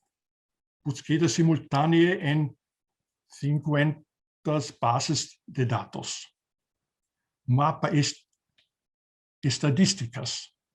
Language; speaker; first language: Spanish; non-native, learner; German